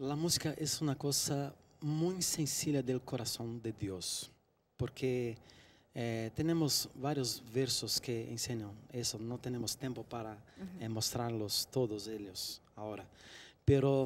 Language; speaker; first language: Spanish; non-native, fluent; Portuguese